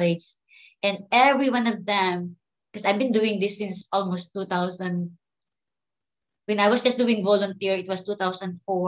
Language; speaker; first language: English; non-native, local second language; Filipino